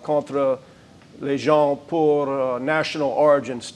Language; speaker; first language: French; non-native, learner; English